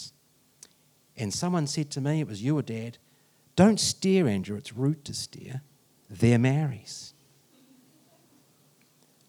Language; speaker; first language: English; native; English